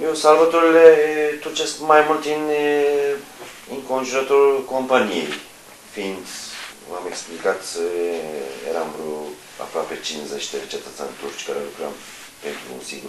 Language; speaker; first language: Romanian; non-native, fluent; Turkish